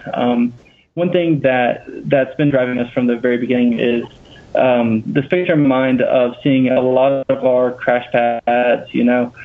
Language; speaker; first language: English; native; English